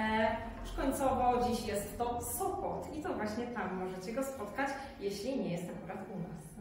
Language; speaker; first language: Polish; native; Polish